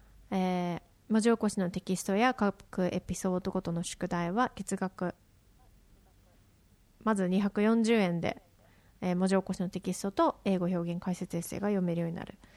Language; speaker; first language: Japanese; early bilingual, heritage; Japanese